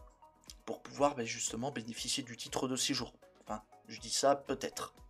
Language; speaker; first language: French; native; French